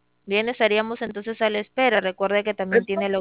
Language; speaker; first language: Spanish; native; Spanish